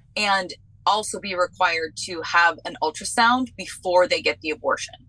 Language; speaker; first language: English; native; English